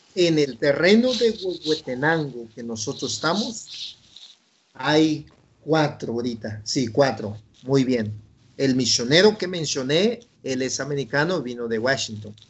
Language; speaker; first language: Spanish; non-native, local second language; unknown